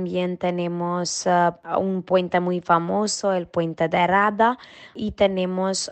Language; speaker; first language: Spanish; non-native, fluent; Macedonian